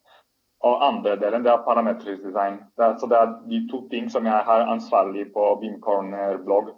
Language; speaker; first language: Swedish; non-native, fluent; Polish